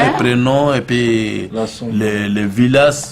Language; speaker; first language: French; non-native, learner; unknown